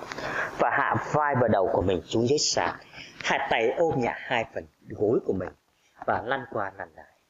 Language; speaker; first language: Vietnamese; native; Vietnamese